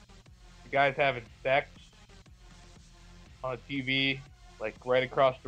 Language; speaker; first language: English; native; English